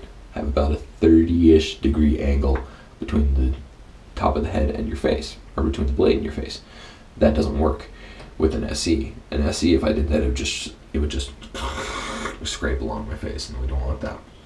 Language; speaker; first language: English; native; English